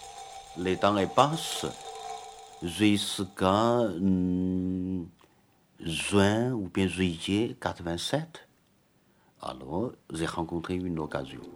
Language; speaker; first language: French; non-native, learner; Chinese